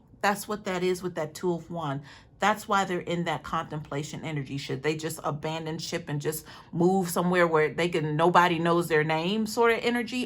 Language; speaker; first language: English; native; English